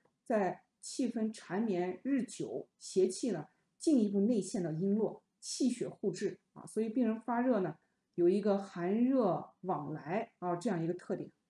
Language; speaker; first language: Chinese; native; Chinese